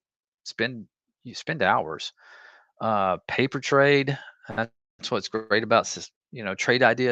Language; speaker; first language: English; native; English